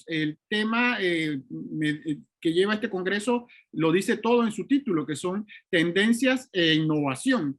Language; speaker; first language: Spanish; native; Spanish